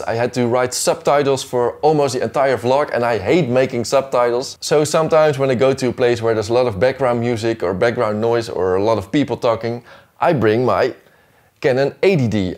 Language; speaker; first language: English; non-native, fluent; Dutch